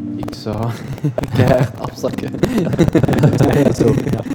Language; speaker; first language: Dutch; non-native, fluent; French